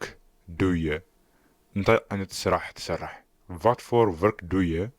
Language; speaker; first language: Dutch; non-native, learner; Tigrinya